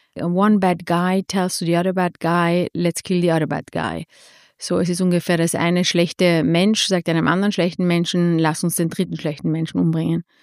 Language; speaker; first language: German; early bilingual, other home language; Armenian